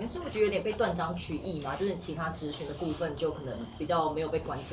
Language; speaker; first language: Chinese; native; Chinese